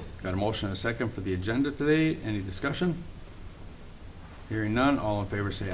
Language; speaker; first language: English; native; English